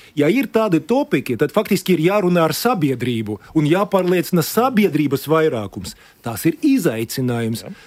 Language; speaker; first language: Latvian; non-native, local second language; Russian